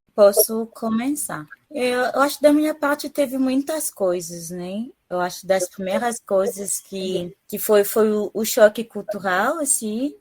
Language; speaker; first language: Portuguese; non-native, fluent; French